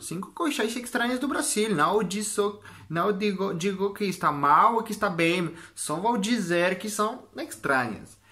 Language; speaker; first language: Portuguese; non-native, learner; French